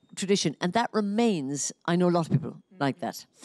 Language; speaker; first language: English; native; English